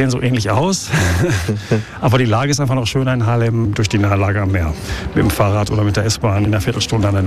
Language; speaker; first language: German; native; German